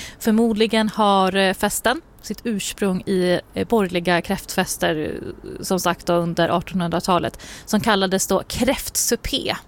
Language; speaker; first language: Swedish; native; Swedish